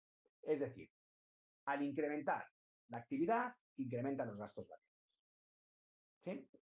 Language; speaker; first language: Spanish; native; Spanish